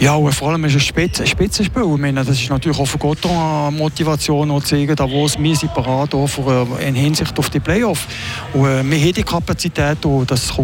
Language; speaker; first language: German; native; German